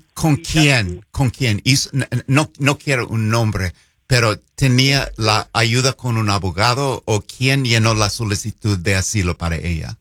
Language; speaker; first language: Spanish; non-native, fluent; English